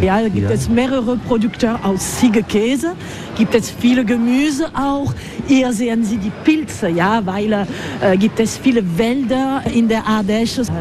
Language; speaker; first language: German; non-native, learner; French